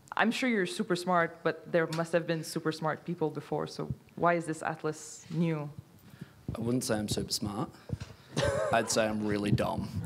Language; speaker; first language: English; native; English